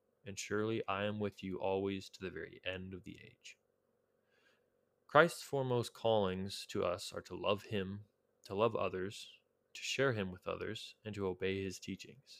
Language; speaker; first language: English; native; English